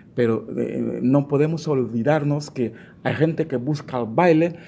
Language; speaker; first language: Spanish; non-native, fluent; Portuguese